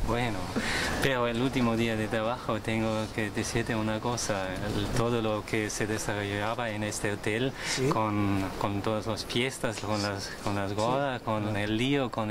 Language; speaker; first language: Spanish; non-native, learner; German